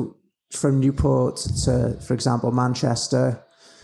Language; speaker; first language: English; native; English